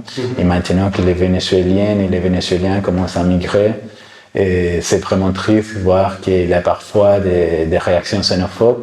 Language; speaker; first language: French; non-native, fluent; Spanish